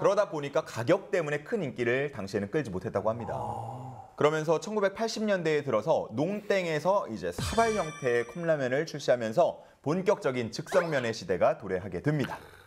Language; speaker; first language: Korean; native; Korean